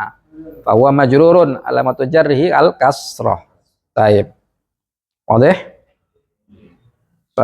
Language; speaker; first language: Arabic; non-native, fluent; Indonesian